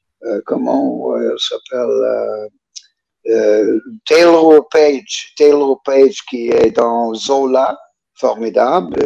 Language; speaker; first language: French; non-native, fluent; English